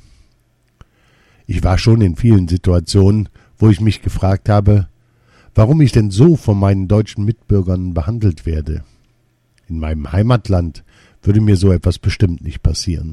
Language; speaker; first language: German; early bilingual, other home language; Arabic